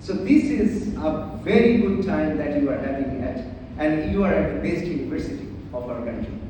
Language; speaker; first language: English; non-native, local second language; Bangla